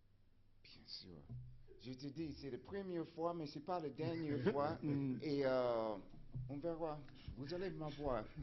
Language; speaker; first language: French; non-native, fluent; English